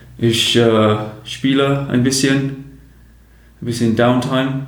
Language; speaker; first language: German; non-native, learner; English